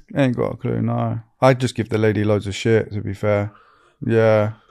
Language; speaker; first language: English; native; English